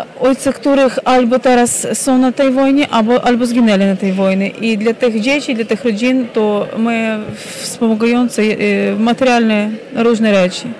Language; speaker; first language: Polish; non-native, learner; Ukrainian